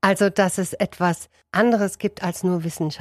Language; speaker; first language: German; native; German